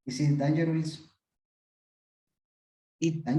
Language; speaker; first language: English; non-native, learner; Spanish